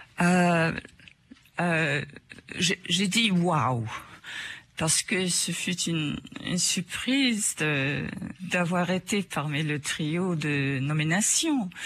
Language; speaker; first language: French; non-native, fluent; English